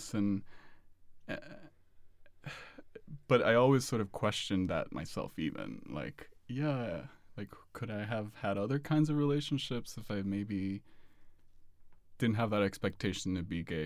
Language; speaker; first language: English; non-native, fluent; Spanish